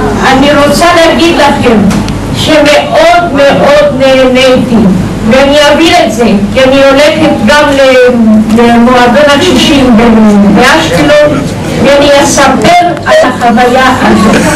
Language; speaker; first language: Hebrew; non-native, fluent; Spanish